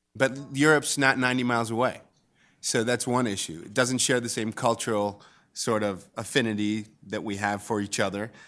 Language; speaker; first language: English; non-native, fluent; Spanish